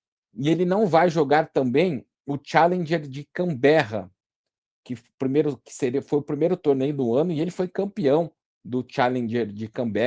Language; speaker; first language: Portuguese; native; Portuguese